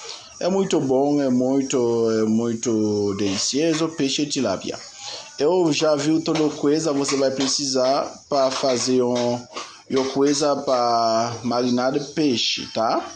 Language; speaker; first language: Portuguese; non-native, learner; Haitian Creole